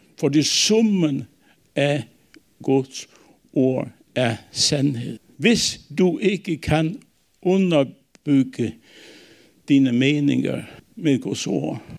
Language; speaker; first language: Danish; non-native, local second language; Faroese